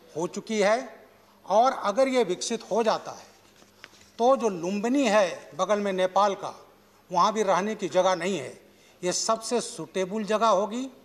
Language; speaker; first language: Hindi; native; Hindi